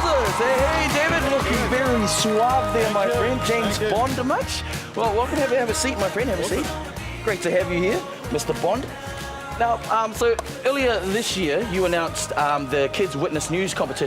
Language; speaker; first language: English; native; English